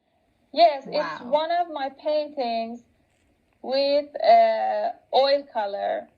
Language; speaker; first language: English; non-native, local second language; Persian